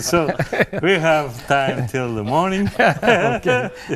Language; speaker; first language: English; non-native, learner; Macedonian